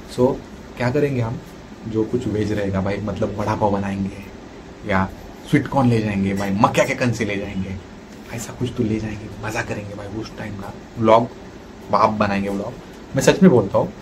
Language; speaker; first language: Hindi; non-native, local second language; Marathi